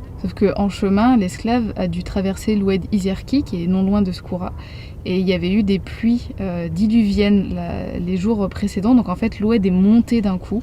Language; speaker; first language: French; native; French